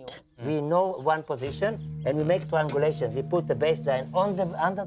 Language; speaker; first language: English; non-native, fluent; Hebrew